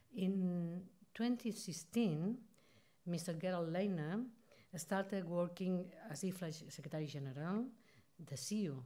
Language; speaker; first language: English; non-native, fluent; Spanish